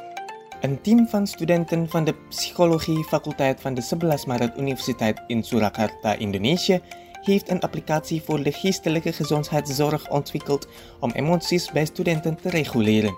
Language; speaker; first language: Dutch; non-native, fluent; Indonesian